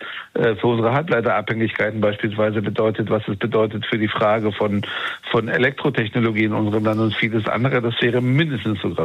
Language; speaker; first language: German; native; German